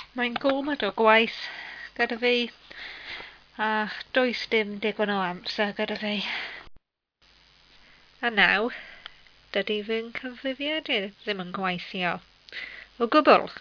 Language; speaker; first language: Welsh; non-native, learner; English